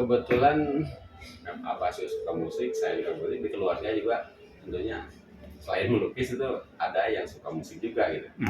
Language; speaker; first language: Indonesian; non-native, local second language; Sundanese